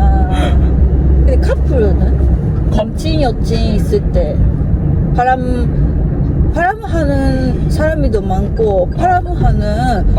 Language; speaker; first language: Korean; non-native, learner; Japanese